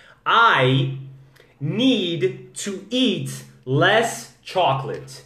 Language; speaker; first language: English; non-native, fluent; Portuguese